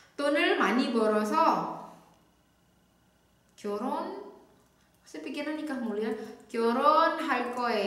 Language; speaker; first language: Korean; non-native, fluent; Indonesian